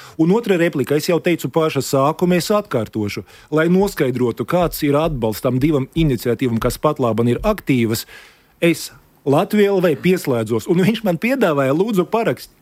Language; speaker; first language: Latvian; non-native, local second language; Russian